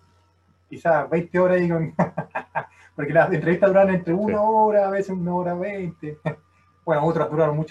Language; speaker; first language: Spanish; native; Spanish